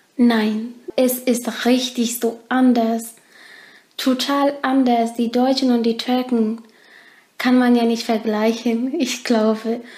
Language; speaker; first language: German; non-native, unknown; Turkish